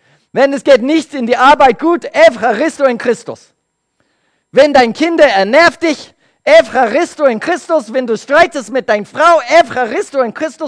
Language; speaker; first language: German; non-native, learner; English